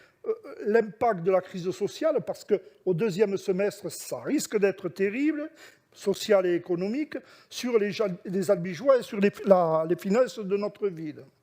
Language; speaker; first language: French; native; French